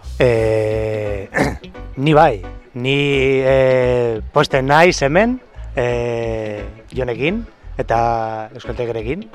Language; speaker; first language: Basque; non-native, learner; Spanish